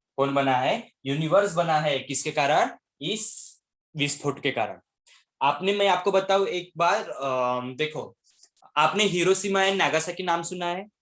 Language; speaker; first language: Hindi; non-native, local second language; Marathi